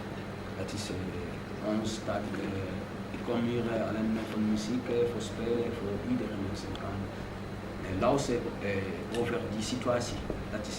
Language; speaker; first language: Dutch; non-native, learner; Lingala